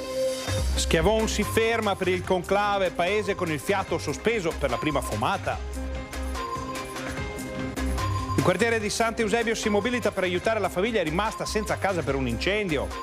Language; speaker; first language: Italian; native; Italian